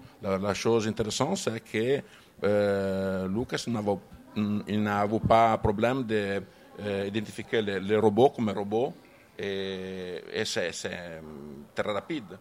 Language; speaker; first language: French; non-native, learner; Italian